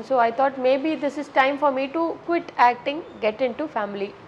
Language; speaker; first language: Telugu; non-native, learner; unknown